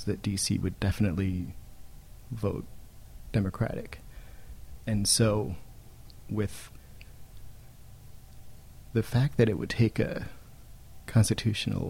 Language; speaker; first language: English; native; English